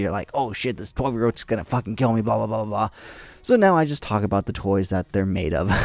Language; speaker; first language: English; native; English